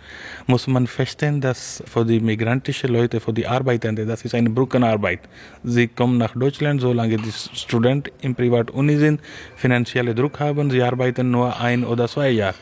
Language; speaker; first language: German; non-native, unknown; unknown